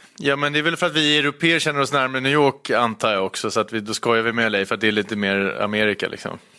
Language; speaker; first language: Swedish; native; Swedish